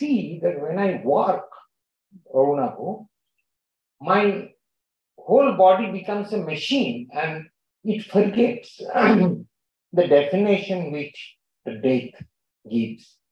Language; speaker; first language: English; non-native, local second language; Bangla